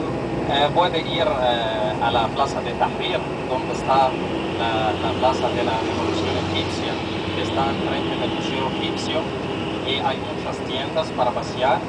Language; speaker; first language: Spanish; non-native, fluent; Arabic